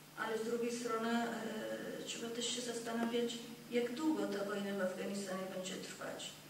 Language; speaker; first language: Polish; non-native, fluent; Persian